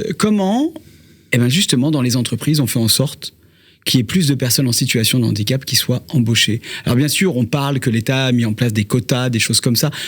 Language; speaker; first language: French; native; French